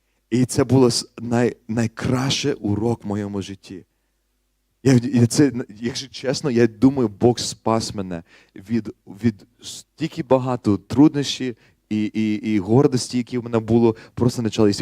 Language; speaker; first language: Ukrainian; non-native, learner; English